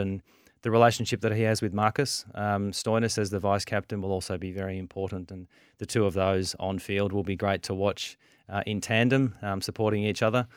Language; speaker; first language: English; native; English